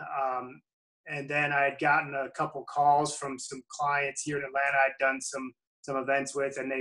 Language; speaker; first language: English; native; English